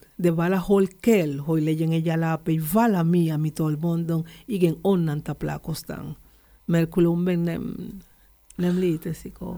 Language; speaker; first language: Hungarian; non-native, learner; Spanish